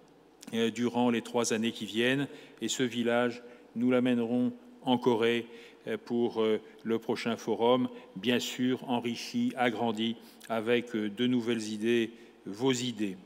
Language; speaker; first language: French; native; French